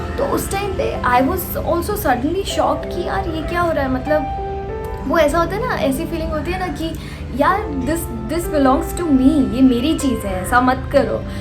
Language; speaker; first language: Hindi; native; Hindi